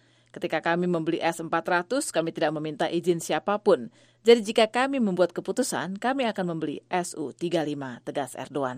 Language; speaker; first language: Indonesian; native; Indonesian